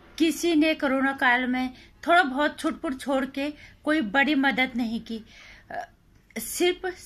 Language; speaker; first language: Hindi; native; Hindi